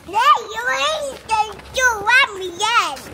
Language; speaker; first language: Swedish; early bilingual, heritage; Swedish